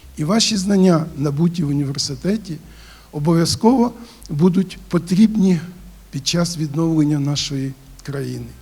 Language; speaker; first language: Ukrainian; native; Ukrainian